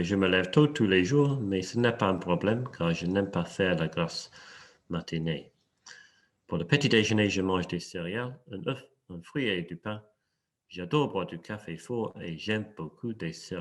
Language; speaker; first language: French; non-native, fluent; English